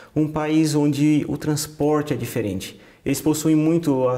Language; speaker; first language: Portuguese; native; Portuguese